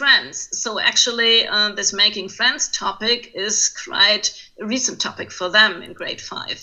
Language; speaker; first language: English; non-native, fluent; German